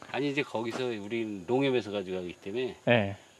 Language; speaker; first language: Korean; native; Korean